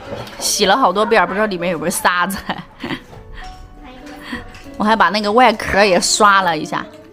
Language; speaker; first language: Chinese; native; Chinese